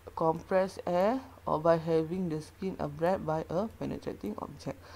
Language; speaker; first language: English; non-native, local second language; Malay